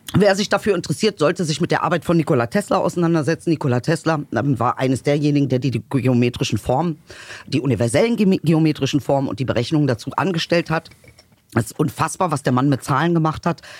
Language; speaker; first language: German; native; German